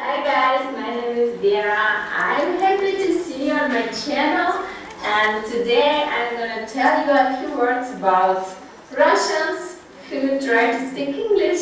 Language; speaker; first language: English; non-native, learner; Russian